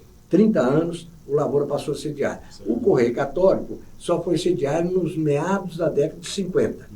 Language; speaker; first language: Portuguese; native; Portuguese